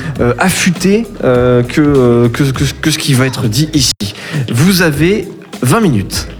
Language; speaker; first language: French; native; French